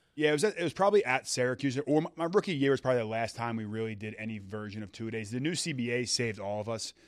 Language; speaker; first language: English; native; English